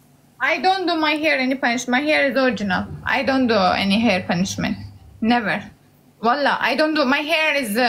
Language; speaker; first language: English; non-native, learner; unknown